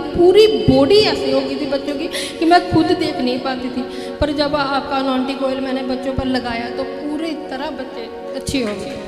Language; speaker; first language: Hindi; native; Hindi